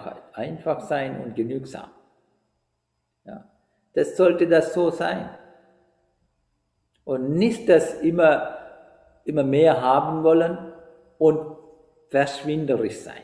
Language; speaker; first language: German; non-native, fluent; Sinhala